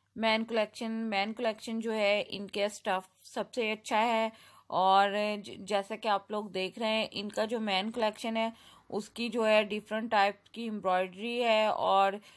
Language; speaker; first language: Urdu; native; Urdu